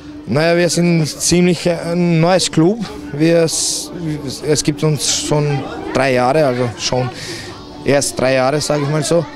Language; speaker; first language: German; early bilingual, other home language; Serbian